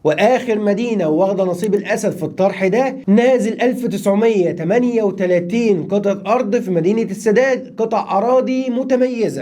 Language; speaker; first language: Arabic; native; Arabic